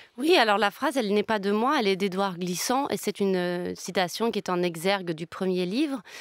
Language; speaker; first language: French; native; French